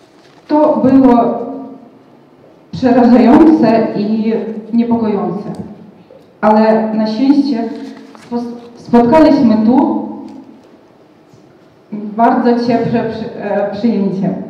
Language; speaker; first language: Polish; non-native, fluent; Ukrainian